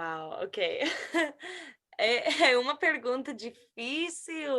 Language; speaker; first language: Portuguese; non-native, learner; English